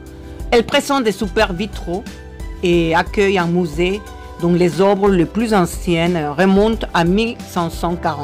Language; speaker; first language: French; non-native, fluent; Spanish